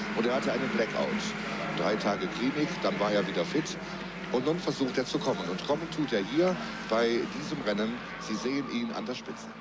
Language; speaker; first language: German; native; German